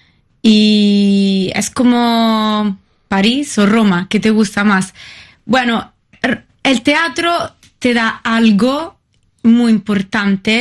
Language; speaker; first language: Spanish; non-native, fluent; Italian